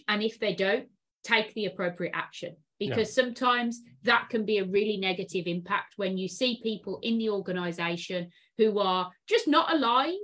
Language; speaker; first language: English; native; English